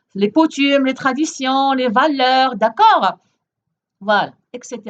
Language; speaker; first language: French; non-native, local second language; Arabic